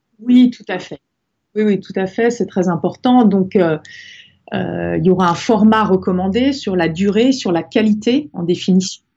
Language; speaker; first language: French; native; French